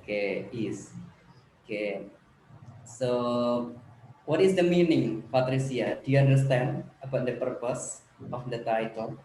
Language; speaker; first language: English; non-native, learner; Indonesian